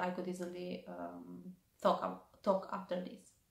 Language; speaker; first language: English; non-native, fluent; Romanian